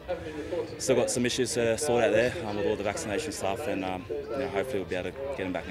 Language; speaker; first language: English; native; English